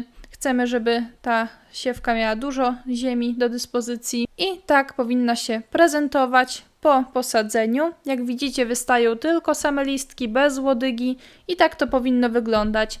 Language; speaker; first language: Polish; native; Polish